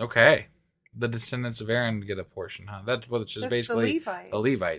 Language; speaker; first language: English; native; English